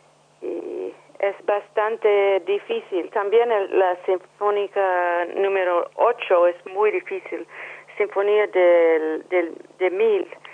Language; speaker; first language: Spanish; non-native, learner; English